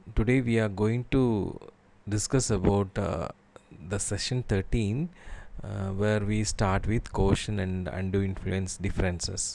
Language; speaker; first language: English; non-native, local second language; Malayalam